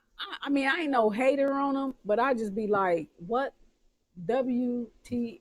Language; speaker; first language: English; native; English